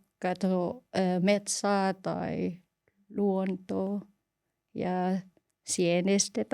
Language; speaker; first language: Finnish; non-native, learner; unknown